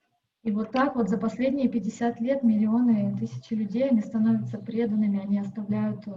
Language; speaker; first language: Russian; native; Russian